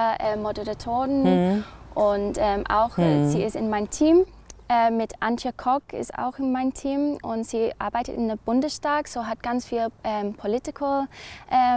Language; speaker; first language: German; non-native, learner; English